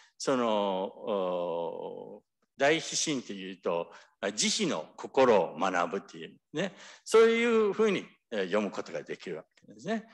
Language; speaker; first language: Japanese; early bilingual, heritage; Japanese